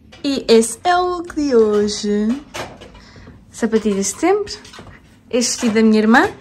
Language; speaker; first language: Portuguese; native; Portuguese